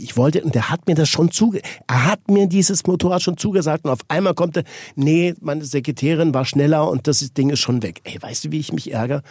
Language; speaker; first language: German; native; German